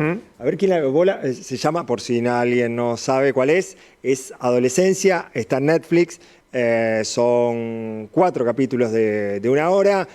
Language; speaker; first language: Spanish; native; Spanish